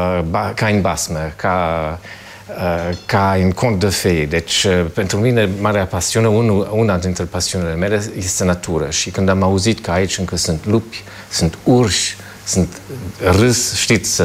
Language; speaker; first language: Romanian; non-native, fluent; German